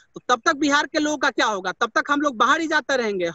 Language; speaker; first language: Hindi; native; Hindi